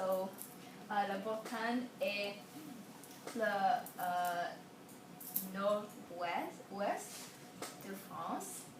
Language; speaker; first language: French; non-native, learner; English